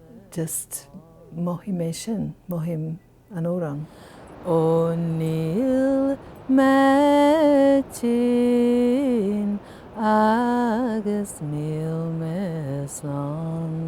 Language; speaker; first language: Irish; non-native, fluent; English